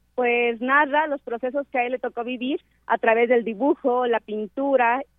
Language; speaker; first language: Spanish; native; Spanish